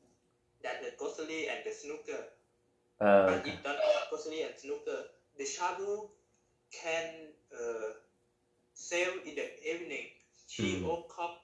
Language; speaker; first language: English; non-native, learner; Thai